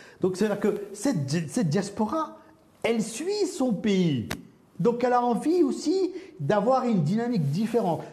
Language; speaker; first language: French; early bilingual, other home language; Arabic